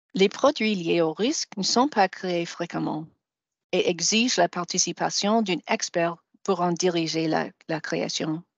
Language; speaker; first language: French; non-native, fluent; English